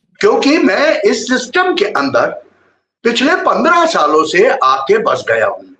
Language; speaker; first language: Hindi; non-native, local second language; Gujarati